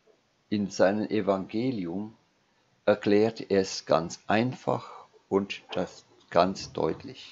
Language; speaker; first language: German; non-native, fluent; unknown